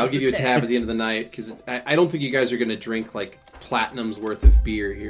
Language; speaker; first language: English; native; English